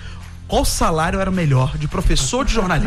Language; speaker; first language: Portuguese; native; Portuguese